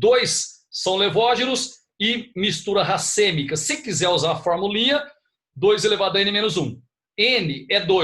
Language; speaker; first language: Portuguese; native; Portuguese